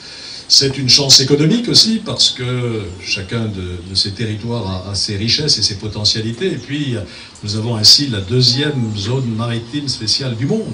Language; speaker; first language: French; native; French